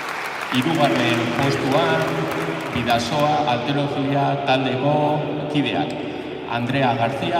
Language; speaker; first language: Basque; native; Basque